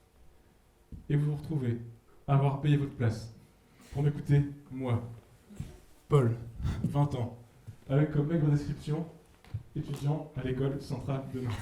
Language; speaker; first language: French; native; French